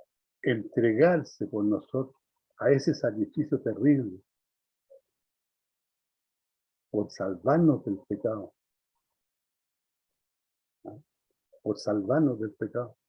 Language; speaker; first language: Spanish; native; Spanish